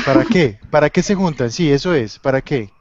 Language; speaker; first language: Spanish; native; Spanish